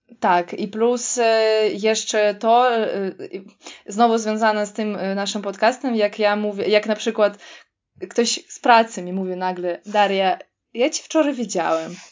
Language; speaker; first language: Polish; non-native, fluent; Russian